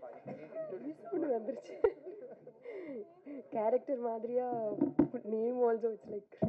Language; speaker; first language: Tamil; non-native, fluent; Telugu